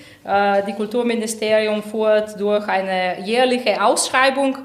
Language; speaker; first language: German; non-native, fluent; Slovenian